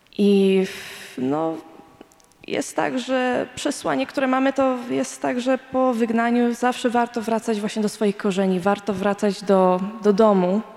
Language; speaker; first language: Polish; early bilingual, heritage; Polish